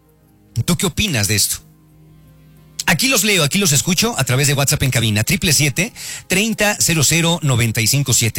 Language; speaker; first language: Spanish; native; Spanish